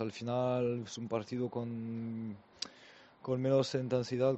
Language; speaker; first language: Spanish; non-native, learner; French